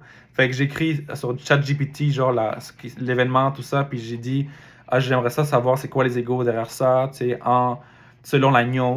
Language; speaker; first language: French; native; French